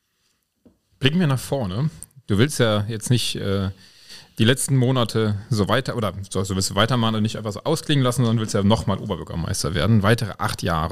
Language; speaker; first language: German; native; German